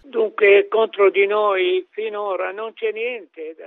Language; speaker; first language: Italian; non-native, fluent; Arabic